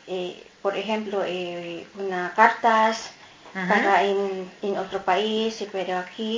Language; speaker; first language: Spanish; non-native, learner; Filipino